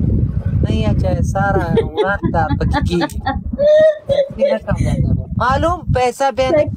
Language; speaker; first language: Hindi; non-native, learner; Pashto